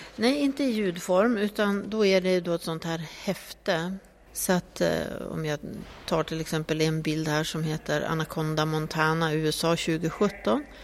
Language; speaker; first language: Swedish; native; Swedish